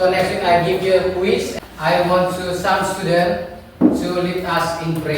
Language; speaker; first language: English; non-native, learner; Indonesian